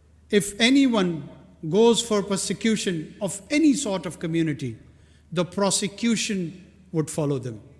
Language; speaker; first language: English; non-native, local second language; Pashto